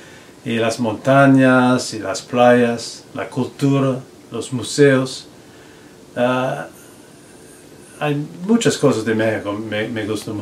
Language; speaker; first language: Spanish; non-native, learner; English